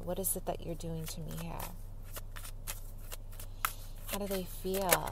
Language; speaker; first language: English; native; English